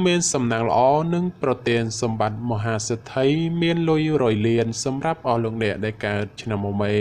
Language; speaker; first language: Khmer; native; Khmer